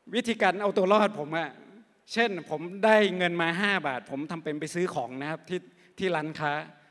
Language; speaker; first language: Thai; non-native, local second language; Akha